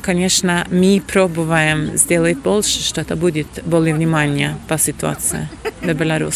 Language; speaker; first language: Russian; non-native, fluent; Norwegian